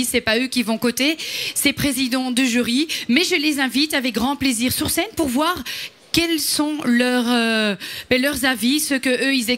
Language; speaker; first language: French; native; French